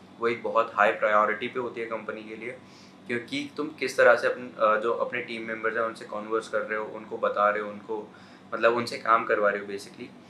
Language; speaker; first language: Hindi; native; Hindi